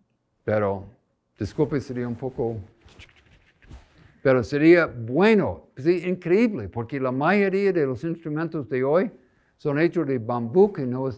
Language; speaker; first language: Spanish; non-native, fluent; English